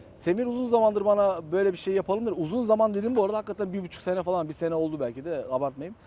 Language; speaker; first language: Turkish; native; Turkish